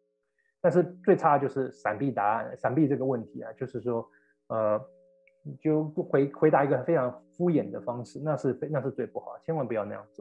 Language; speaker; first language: Chinese; native; Chinese